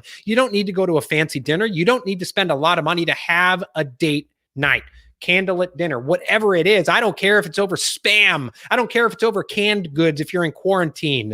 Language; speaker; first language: English; native; English